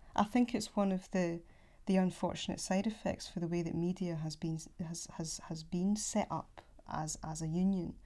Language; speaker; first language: English; native; English